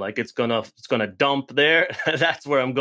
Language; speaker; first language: English; native; English